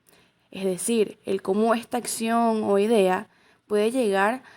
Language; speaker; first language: Spanish; native; Spanish